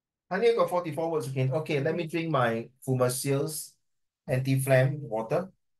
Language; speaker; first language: English; non-native, local second language; Chinese